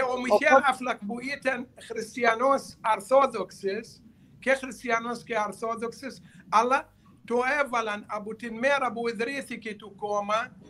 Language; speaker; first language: Greek; non-native, learner; Arabic